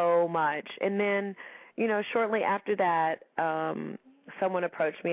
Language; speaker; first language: English; native; English